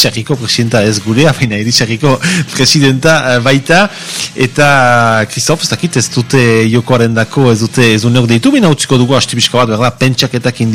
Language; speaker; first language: Basque; native; Basque